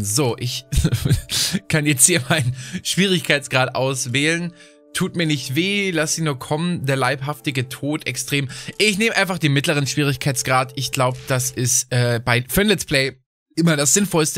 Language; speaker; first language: German; native; German